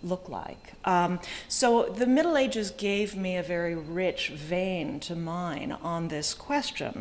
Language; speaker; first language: English; native; English